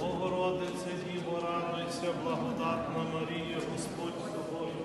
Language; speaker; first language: Ukrainian; native; Ukrainian